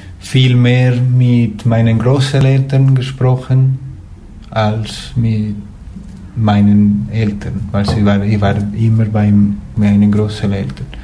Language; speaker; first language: German; non-native, fluent; Spanish